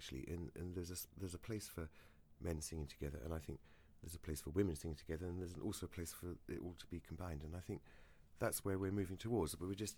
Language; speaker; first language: English; native; English